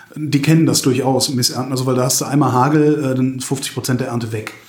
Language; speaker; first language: German; native; German